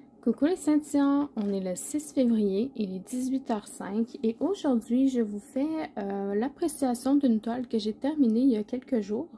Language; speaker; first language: French; native; French